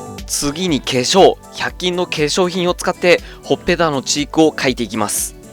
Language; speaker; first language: Japanese; native; Japanese